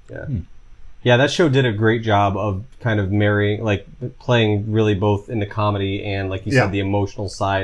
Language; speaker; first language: English; native; English